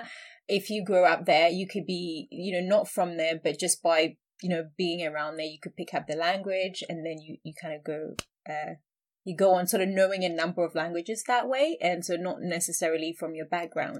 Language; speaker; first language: English; non-native, local second language; Akan